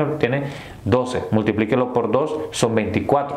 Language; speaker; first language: Spanish; native; Spanish